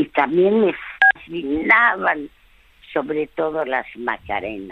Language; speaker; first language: Spanish; early bilingual, other home language; French